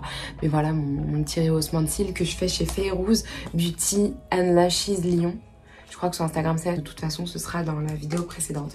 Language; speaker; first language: French; native; French